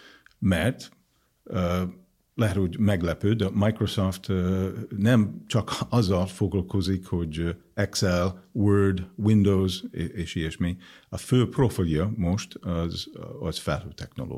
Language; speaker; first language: Hungarian; non-native, fluent; English